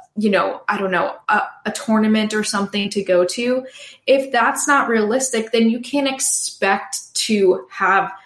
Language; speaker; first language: English; native; English